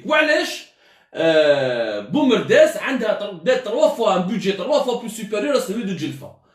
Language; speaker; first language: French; non-native, local second language; Arabic